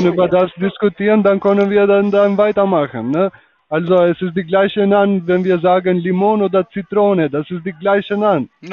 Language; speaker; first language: German; non-native, learner; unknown